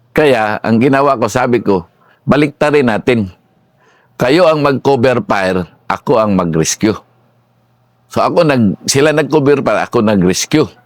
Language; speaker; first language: Filipino; non-native, local second language; Cebuano